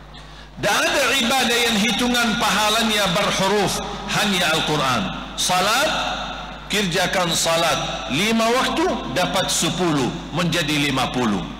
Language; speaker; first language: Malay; non-native, fluent; Arabic